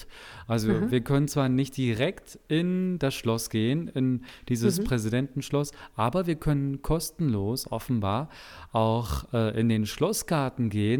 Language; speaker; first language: German; native; German